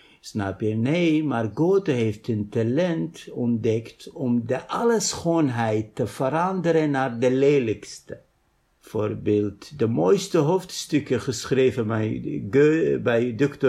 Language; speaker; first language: Dutch; non-native, fluent; Arabic